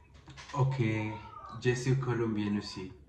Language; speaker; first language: French; non-native, learner; Spanish